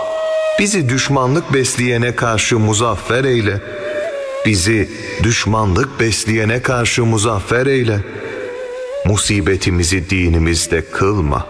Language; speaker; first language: Turkish; native; Turkish